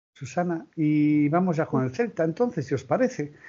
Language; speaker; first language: Spanish; non-native, local second language; Galician